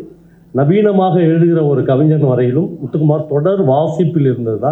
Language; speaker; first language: Tamil; native; Tamil